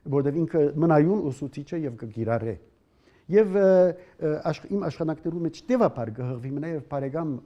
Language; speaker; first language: Armenian; early bilingual, heritage; Armenian